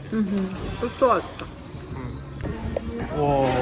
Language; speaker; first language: Korean; non-native, learner; Russian